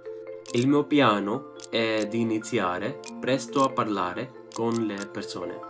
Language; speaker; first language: Italian; non-native, learner; English